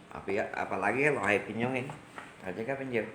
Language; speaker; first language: Indonesian; non-native, local second language; Hakka Chinese